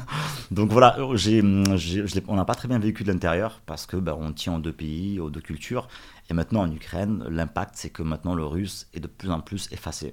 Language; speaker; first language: French; early bilingual, other home language; Russian